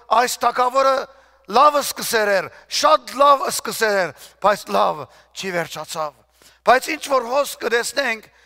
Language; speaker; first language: Armenian; early bilingual, heritage; Armenian